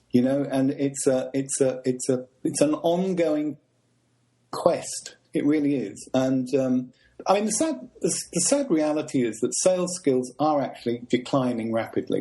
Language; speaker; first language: English; native; English